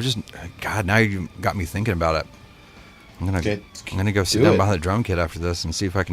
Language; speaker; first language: English; native; English